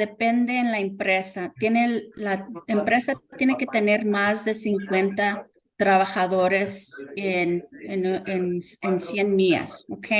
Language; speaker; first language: Spanish; early bilingual, heritage; Spanish